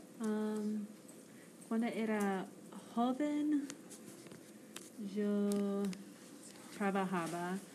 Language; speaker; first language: Spanish; non-native, learner; English